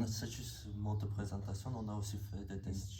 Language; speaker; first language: French; non-native, learner; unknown